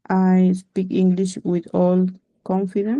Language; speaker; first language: English; non-native, learner; Spanish